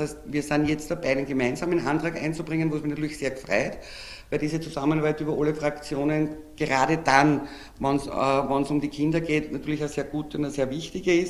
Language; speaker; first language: German; native; German